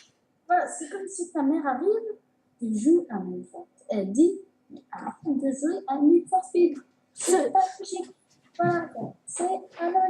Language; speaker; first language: French; native; French